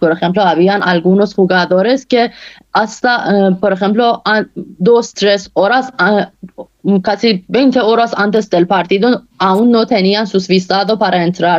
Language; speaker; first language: Spanish; non-native, learner; Persian